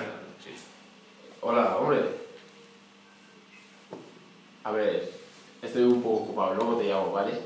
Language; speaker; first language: Spanish; non-native, learner; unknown